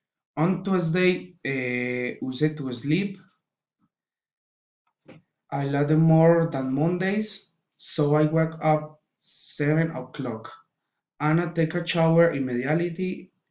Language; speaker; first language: English; non-native, learner; Spanish